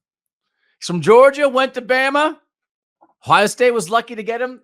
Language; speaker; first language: English; native; English